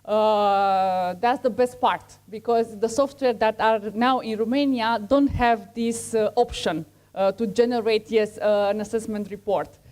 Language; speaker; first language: English; non-native, fluent; Romanian